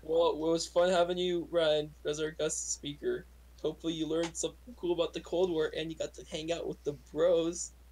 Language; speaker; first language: English; early bilingual, other home language; Russian